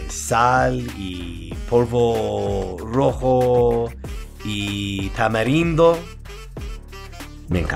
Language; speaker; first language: Spanish; non-native, fluent; English